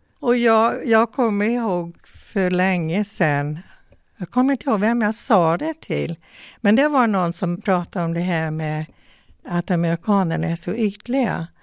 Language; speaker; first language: Swedish; non-native, fluent; English